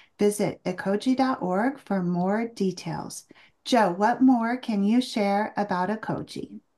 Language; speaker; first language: English; native; English